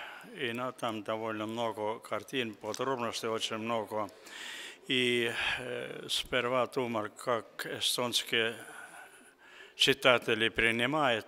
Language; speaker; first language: Russian; non-native, local second language; Estonian